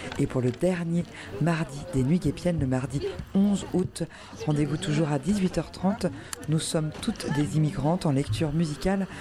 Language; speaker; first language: French; native; French